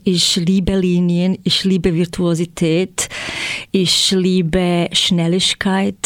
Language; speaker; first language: German; non-native, fluent; Croatian